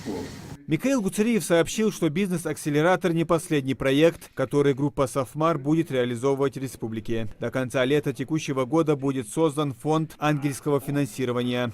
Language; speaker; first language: Russian; native; Russian